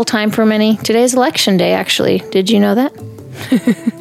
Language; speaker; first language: English; native; English